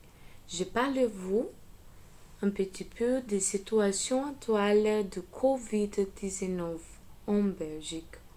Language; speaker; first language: French; non-native, learner; Portuguese